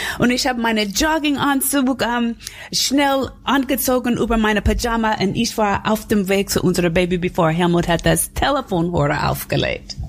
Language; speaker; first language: German; non-native, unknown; English